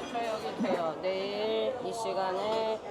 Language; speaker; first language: Korean; non-native, learner; Chinese